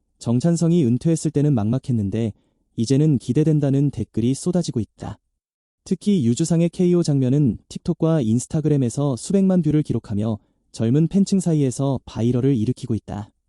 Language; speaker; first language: Korean; native; Korean